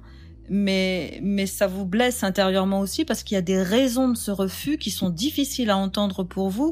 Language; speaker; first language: French; native; French